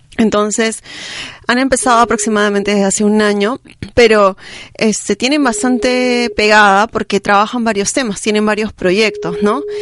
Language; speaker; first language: Spanish; native; Spanish